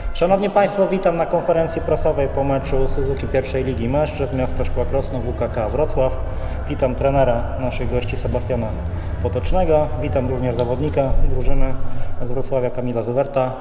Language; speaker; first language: Polish; native; Polish